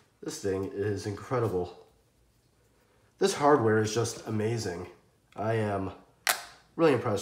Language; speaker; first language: English; native; English